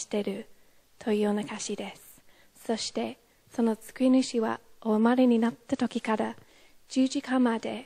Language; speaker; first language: Japanese; non-native, fluent; English